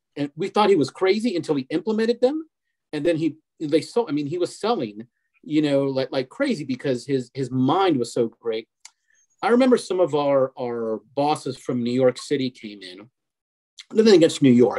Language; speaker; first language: English; early bilingual, other home language; Spanish